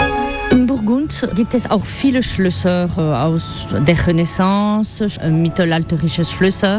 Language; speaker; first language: German; non-native, fluent; French